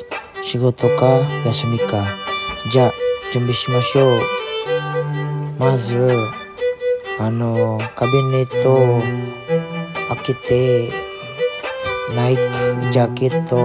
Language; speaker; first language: Japanese; non-native, learner; Filipino